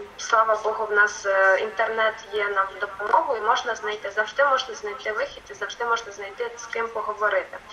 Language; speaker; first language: Ukrainian; non-native, local second language; Russian